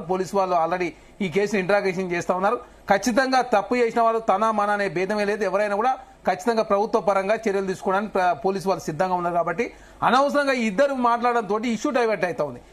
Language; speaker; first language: Telugu; native; Telugu